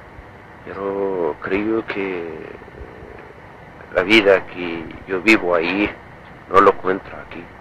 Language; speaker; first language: Spanish; non-native, learner; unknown